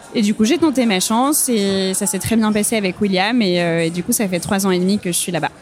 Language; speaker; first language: French; native; French